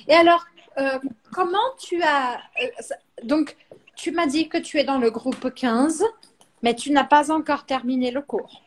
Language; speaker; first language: French; non-native, fluent; Portuguese